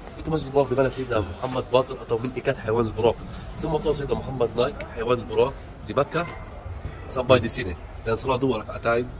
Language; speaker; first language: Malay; non-native, learner; Arabic